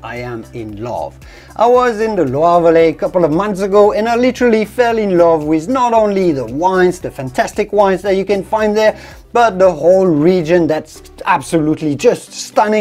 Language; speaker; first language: English; non-native, fluent; French